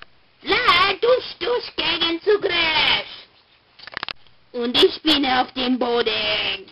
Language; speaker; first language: German; non-native, learner; English